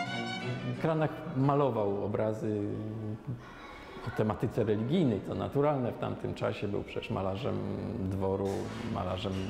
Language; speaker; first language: Polish; native; Polish